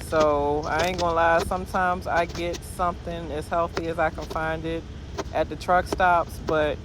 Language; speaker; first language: English; native; English